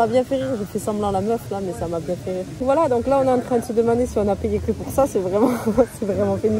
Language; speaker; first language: French; native; French